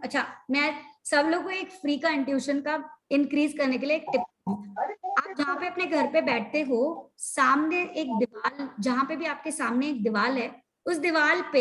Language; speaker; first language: Hindi; native; Hindi